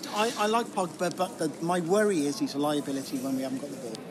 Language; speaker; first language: English; native; English